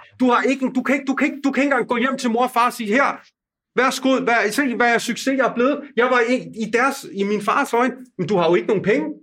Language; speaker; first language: Danish; non-native, fluent; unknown